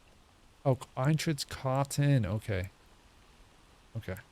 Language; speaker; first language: German; non-native, learner; English